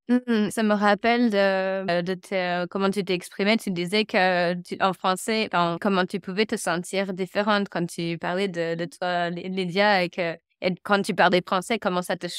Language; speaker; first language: French; non-native, fluent; English